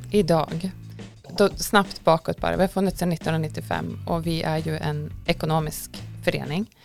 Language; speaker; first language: Swedish; native; Swedish